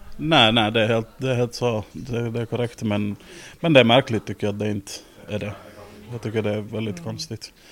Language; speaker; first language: Swedish; native; Swedish